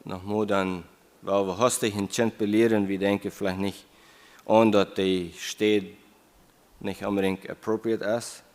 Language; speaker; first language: German; non-native, learner; English